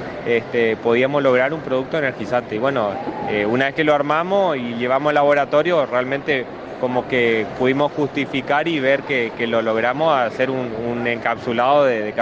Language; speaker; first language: Spanish; native; Spanish